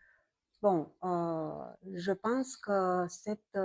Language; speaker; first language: French; non-native, fluent; Romanian